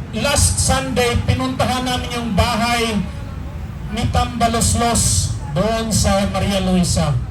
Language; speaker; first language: Filipino; non-native, local second language; Cebuano